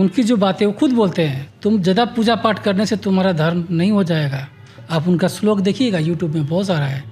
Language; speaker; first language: Hindi; non-native, local second language; Bhojpuri